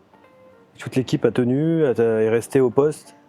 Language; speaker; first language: French; native; French